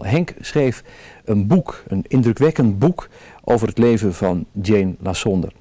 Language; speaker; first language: Dutch; native; Dutch